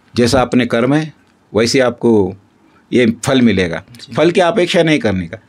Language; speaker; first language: Hindi; non-native, local second language; Kannada